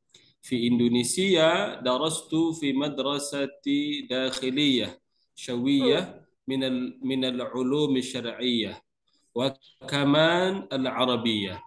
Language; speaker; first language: Arabic; non-native, learner; Indonesian